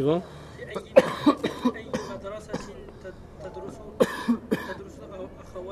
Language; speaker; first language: Arabic; non-native, learner; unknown